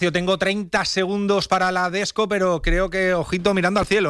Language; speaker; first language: Spanish; native; Spanish